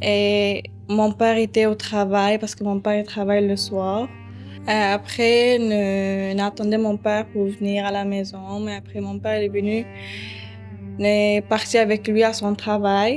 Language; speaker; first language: French; early bilingual, other home language; Arabic